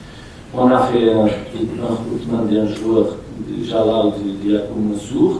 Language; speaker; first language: French; non-native, fluent; Portuguese